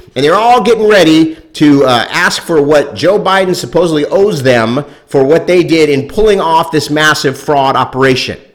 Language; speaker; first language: English; native; English